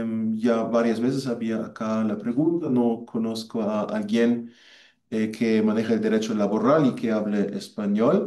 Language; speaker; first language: Spanish; non-native, fluent; German